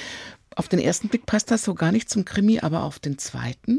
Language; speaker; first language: German; native; German